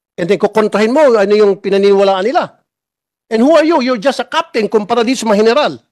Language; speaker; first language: Filipino; native; Filipino